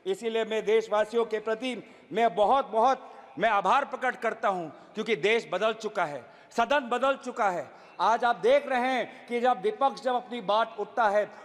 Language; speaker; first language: Hindi; non-native, local second language; Assamese